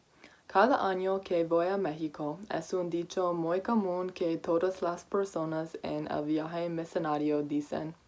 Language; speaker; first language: Spanish; non-native, learner; English